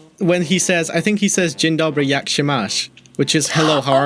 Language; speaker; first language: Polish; early bilingual, heritage; Polish